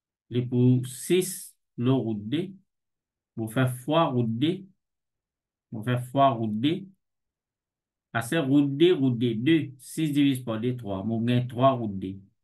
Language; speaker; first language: French; non-native, local second language; Morisyen